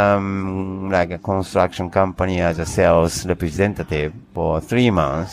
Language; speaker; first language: English; non-native, fluent; Japanese